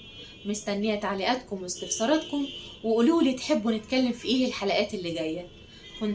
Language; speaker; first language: Arabic; native; Arabic